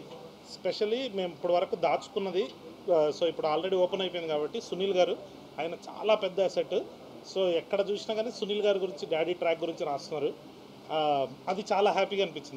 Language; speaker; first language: Telugu; native; Telugu